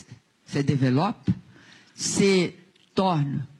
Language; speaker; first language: French; non-native, learner; Portuguese